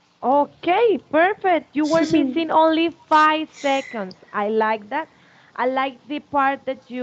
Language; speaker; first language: English; non-native, fluent; Spanish